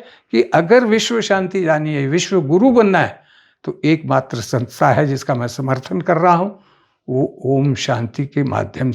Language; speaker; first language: Hindi; native; Hindi